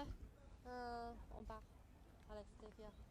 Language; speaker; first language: French; non-native, fluent; Chinese